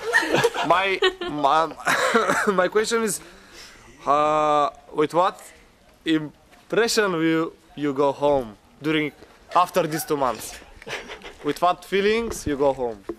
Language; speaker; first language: English; non-native, learner; Bulgarian